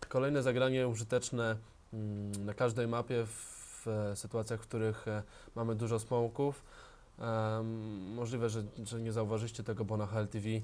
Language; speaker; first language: Polish; native; Polish